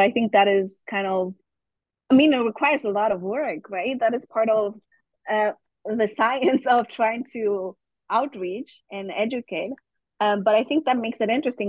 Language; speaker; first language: English; non-native, fluent; German